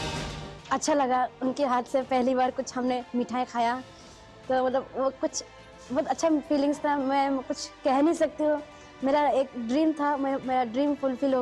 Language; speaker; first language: Hindi; non-native, local second language; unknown